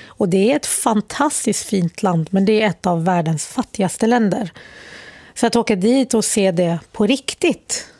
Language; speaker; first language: Swedish; early bilingual, other home language; Arabic